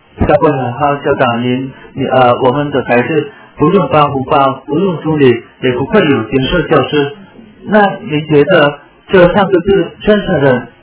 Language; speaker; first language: Chinese; non-native, fluent; Vietnamese